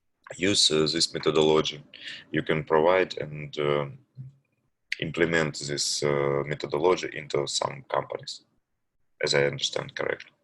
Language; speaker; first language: English; non-native, learner; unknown